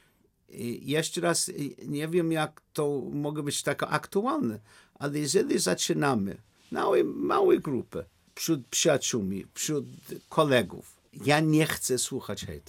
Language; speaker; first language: Polish; non-native, learner; English